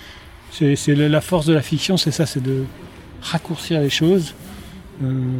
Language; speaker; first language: French; native; French